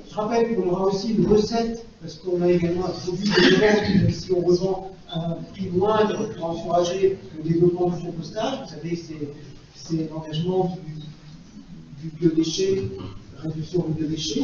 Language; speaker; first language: French; native; French